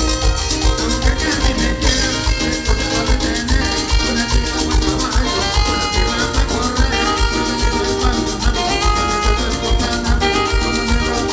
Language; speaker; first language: Spanish; native; Spanish